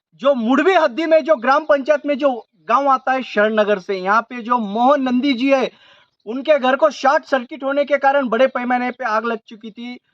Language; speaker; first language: Hindi; non-native, local second language; Urdu